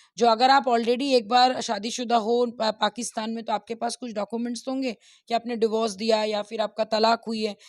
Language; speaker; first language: Hindi; non-native, local second language; Bangla